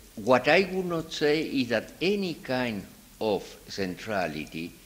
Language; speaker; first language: English; non-native, fluent; Spanish